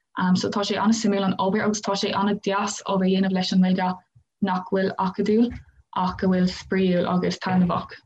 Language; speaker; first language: Irish; non-native, local second language; English